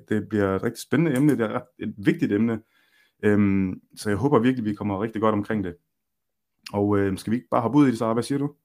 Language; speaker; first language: Danish; early bilingual, other home language; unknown